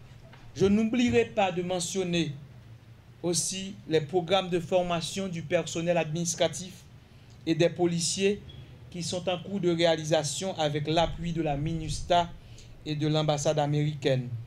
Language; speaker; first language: French; non-native, local second language; Haitian Creole